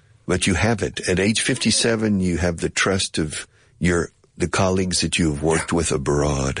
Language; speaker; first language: English; native; English